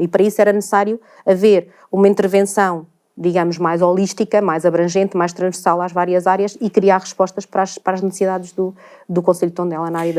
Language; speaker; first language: Portuguese; native; Portuguese